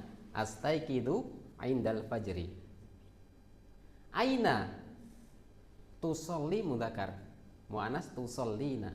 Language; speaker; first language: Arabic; non-native, fluent; Indonesian